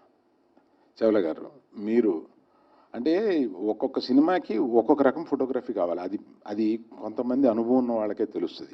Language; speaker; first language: Telugu; native; Telugu